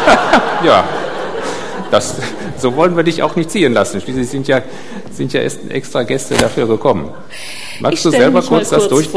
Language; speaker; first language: German; native; German